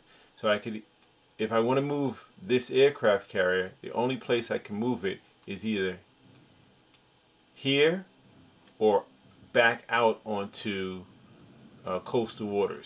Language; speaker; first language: English; native; English